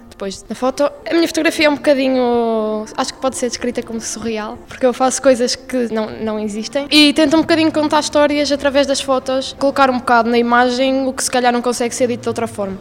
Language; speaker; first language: Portuguese; native; Portuguese